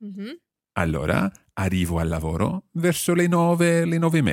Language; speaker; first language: Italian; non-native, fluent; English